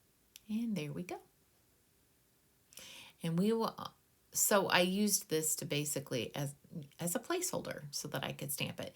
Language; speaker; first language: English; native; English